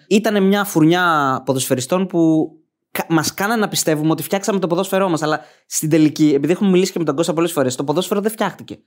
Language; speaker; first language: Greek; native; Greek